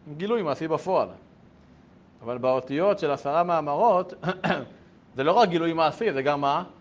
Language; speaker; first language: Hebrew; native; Hebrew